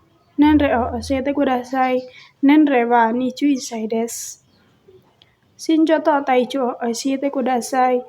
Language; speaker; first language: Japanese; non-native, learner; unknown